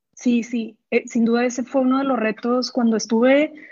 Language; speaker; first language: Spanish; native; Spanish